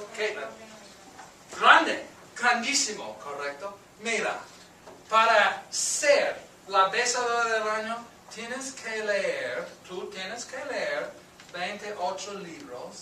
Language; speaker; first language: Spanish; non-native, fluent; English